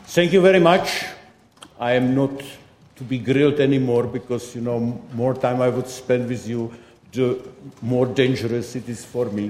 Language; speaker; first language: English; non-native, fluent; Czech